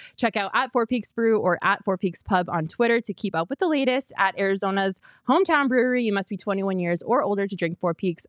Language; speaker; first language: English; native; English